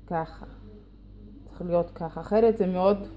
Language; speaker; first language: Hebrew; non-native, fluent; Portuguese